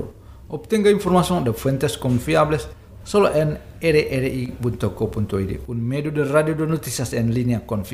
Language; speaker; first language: Spanish; non-native, fluent; Indonesian